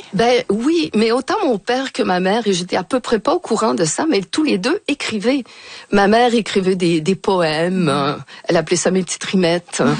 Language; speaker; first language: French; native; French